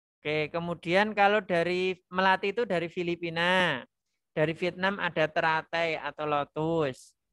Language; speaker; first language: Indonesian; non-native, local second language; Javanese